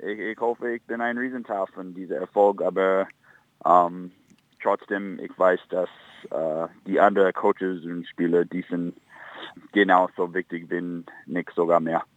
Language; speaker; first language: German; non-native, fluent; English